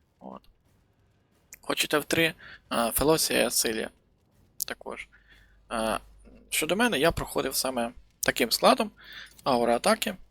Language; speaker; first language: Ukrainian; native; Ukrainian